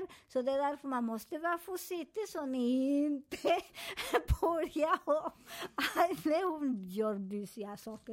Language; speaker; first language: Swedish; non-native, fluent; Spanish